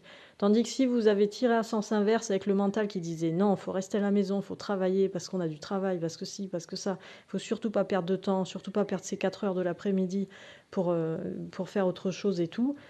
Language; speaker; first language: French; native; French